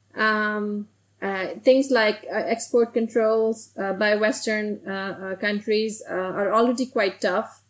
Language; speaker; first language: English; non-native, local second language; Hindi